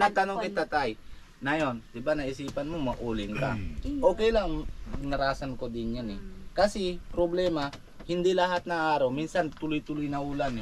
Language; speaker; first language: Filipino; non-native, fluent; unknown